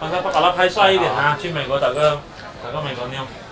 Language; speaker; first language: Chinese; native; Chinese